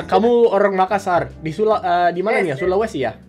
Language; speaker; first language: Indonesian; non-native, fluent; English